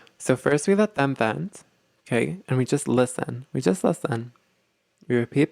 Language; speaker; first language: English; native; English